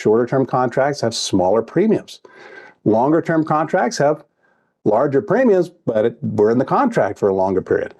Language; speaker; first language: English; native; English